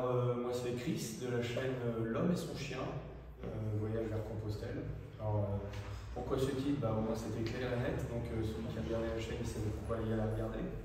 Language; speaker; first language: French; native; French